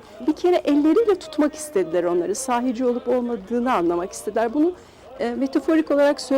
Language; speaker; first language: Turkish; native; Turkish